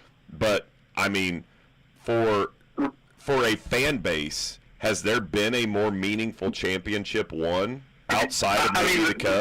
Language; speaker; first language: English; native; English